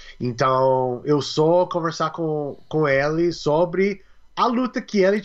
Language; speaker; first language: Portuguese; non-native, learner; English